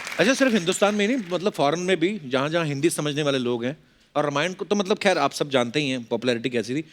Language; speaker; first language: Hindi; non-native, local second language; Punjabi